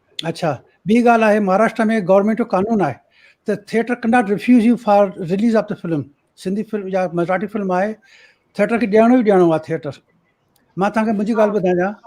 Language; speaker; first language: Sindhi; early bilingual, heritage; Sindhi